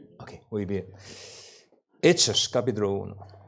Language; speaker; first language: Spanish; non-native, learner; Korean